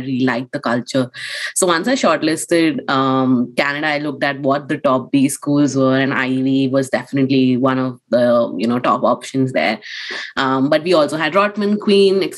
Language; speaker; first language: English; non-native, local second language; Hindi